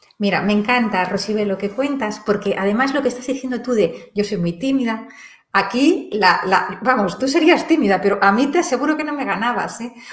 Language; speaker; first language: Spanish; native; Spanish